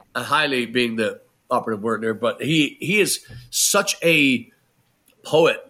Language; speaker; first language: English; native; English